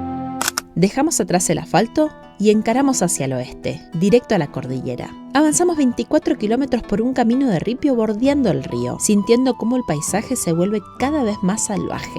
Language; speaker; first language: Spanish; native; Spanish